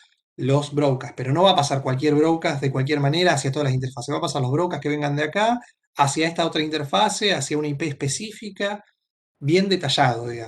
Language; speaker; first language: Spanish; native; Spanish